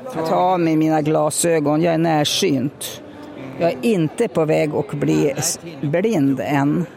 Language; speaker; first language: Swedish; native; Swedish